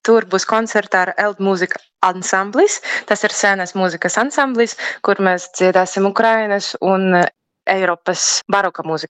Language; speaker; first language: Latvian; non-native, learner; Ukrainian